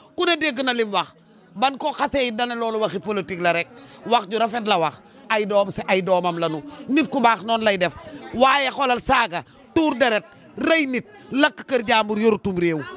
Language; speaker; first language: Wolof; non-native, local second language; Fula